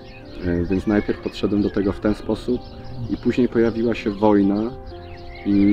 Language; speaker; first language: Polish; native; Polish